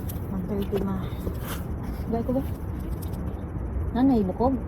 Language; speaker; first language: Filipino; non-native, local second language; Cebuano